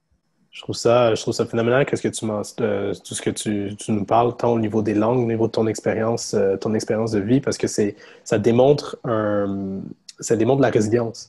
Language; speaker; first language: French; native; French